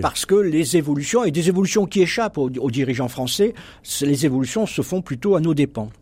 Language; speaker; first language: French; native; French